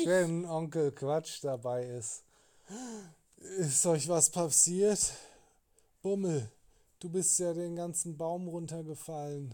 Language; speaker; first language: German; native; German